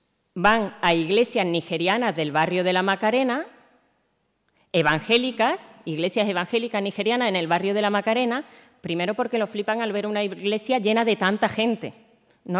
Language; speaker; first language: Spanish; native; Spanish